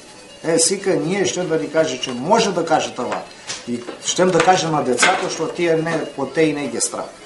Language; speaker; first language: Bulgarian; early bilingual, heritage; Bulgarian